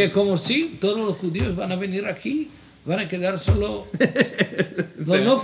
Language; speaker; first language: Spanish; non-native, fluent; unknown